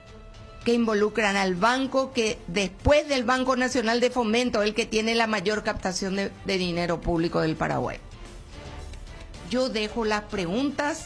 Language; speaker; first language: Spanish; native; Spanish